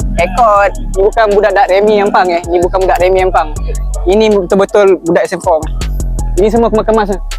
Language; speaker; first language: Malay; native; Malay